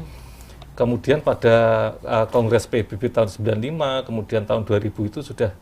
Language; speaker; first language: Indonesian; native; Indonesian